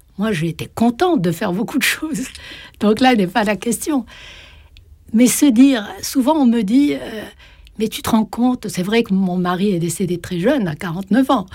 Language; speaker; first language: French; non-native, local second language; Arabic